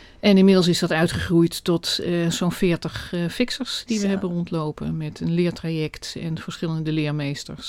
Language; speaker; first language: Dutch; native; Dutch